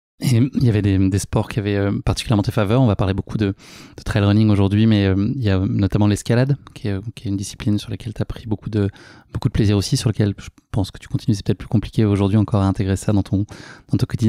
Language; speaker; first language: French; native; French